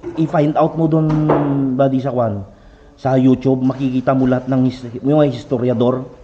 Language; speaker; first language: Filipino; native; Filipino